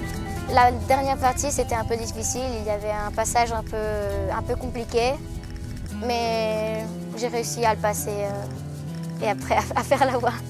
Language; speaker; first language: French; early bilingual, heritage; French